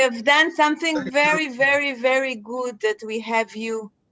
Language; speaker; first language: English; non-native, fluent; Hebrew